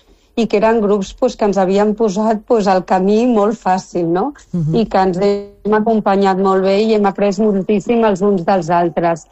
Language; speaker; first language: Catalan; non-native, local second language; Spanish